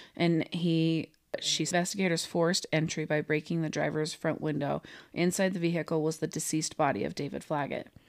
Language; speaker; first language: English; native; English